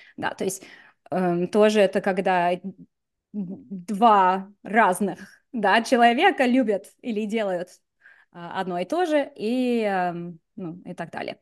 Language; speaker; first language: Russian; non-native, fluent; English